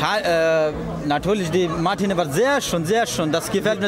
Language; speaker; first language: German; non-native, learner; Bangla